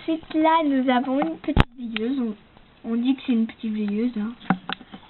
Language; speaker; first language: French; native; French